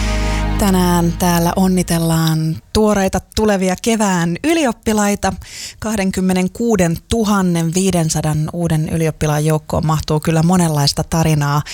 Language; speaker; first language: Finnish; native; Finnish